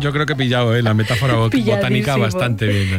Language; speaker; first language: Spanish; native; Spanish